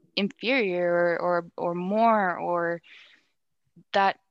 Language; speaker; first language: English; native; English